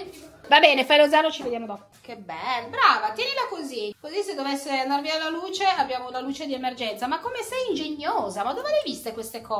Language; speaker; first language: Italian; native; Italian